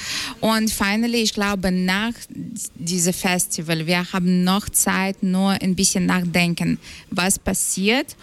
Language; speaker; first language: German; non-native, learner; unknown